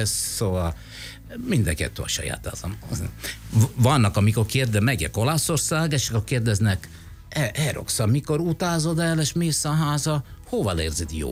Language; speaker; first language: Hungarian; non-native, learner; Italian